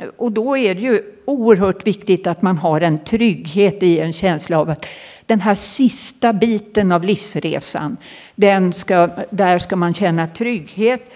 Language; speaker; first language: Swedish; native; Swedish